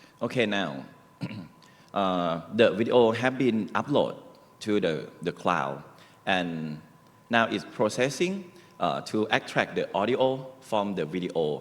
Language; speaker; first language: English; non-native, learner; Thai